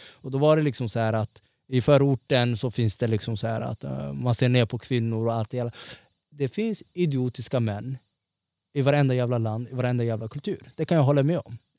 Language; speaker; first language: Swedish; early bilingual, other home language; Somali